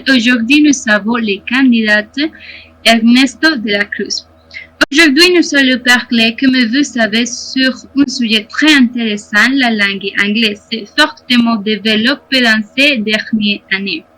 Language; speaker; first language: French; non-native, learner; Spanish